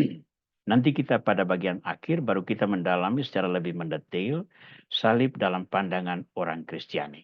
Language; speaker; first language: Indonesian; native; Indonesian